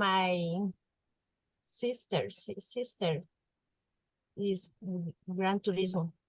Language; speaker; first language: English; non-native, learner; Spanish